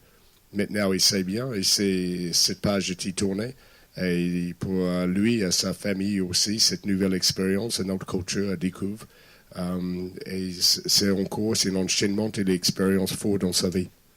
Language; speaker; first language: French; non-native, fluent; English